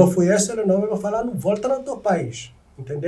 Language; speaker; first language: Portuguese; non-native, learner; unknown